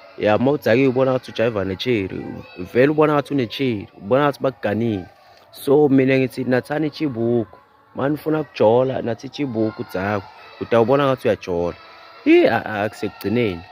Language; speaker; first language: Zulu; non-native, local second language; Swati